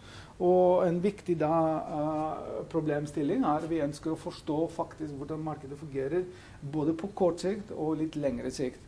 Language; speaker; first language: Norwegian; non-native, fluent; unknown